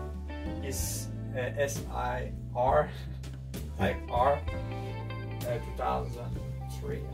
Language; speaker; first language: English; non-native, learner; French